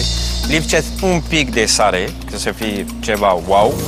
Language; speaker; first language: Romanian; non-native, fluent; French